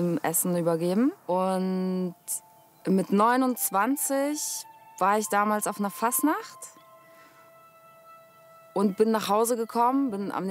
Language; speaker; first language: German; native; German